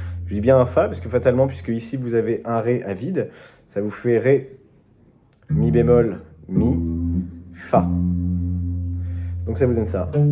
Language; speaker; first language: French; native; French